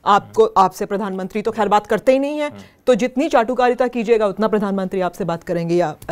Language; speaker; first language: Hindi; native; Hindi